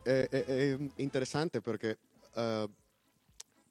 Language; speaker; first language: Italian; non-native, learner; Spanish